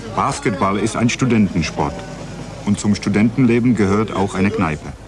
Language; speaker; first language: German; non-native, fluent; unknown